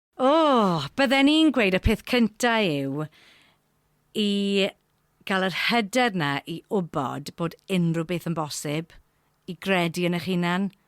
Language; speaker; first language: Welsh; non-native, local second language; English